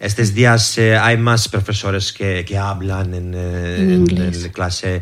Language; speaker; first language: Spanish; non-native, learner; English